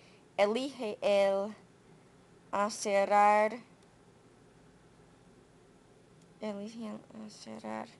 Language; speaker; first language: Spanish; non-native, learner; English